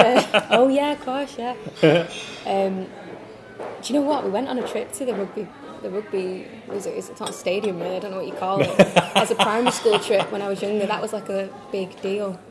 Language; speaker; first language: English; native; English